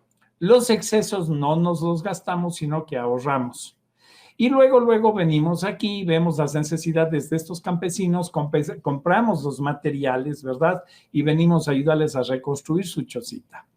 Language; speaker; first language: Spanish; native; Spanish